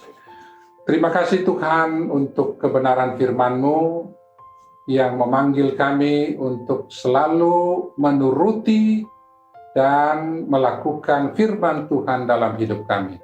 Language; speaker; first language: Malay; native; Malay